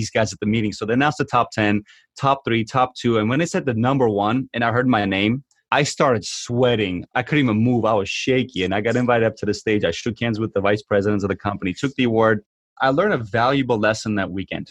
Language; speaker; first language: English; early bilingual, other home language; Armenian